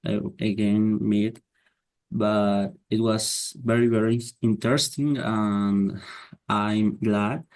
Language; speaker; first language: English; non-native, learner; Spanish